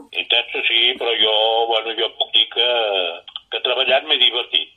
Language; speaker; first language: Catalan; native; Catalan